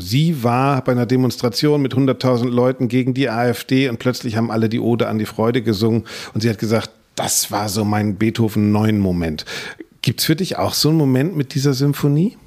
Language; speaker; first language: German; native; German